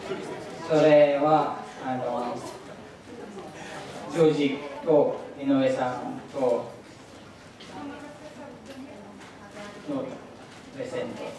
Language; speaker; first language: Japanese; non-native, fluent; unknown